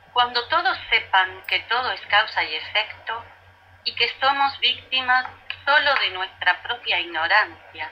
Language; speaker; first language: Spanish; native; Spanish